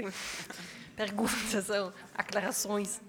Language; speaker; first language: Portuguese; non-native, fluent; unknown